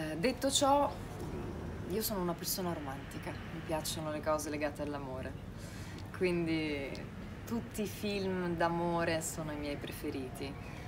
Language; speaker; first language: Italian; early bilingual, other home language; Russian